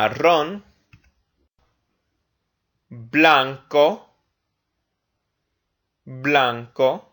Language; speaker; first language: Spanish; non-native, fluent; English